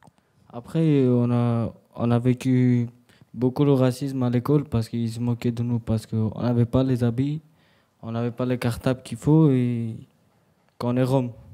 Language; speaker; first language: French; early bilingual, other home language; Romany